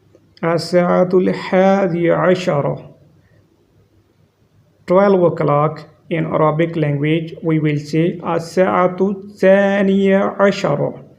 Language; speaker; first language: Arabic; non-native, fluent; Urdu